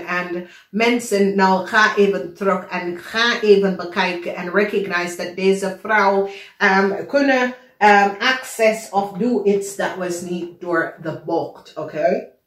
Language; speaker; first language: Dutch; non-native, learner; English